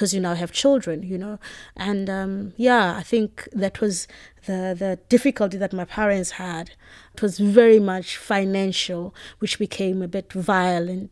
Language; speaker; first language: English; non-native, local second language; Xhosa